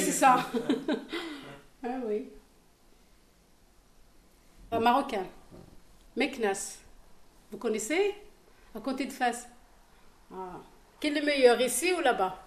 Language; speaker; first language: French; non-native, local second language; Arabic